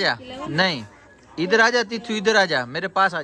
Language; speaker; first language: Hindi; non-native, local second language; Gujarati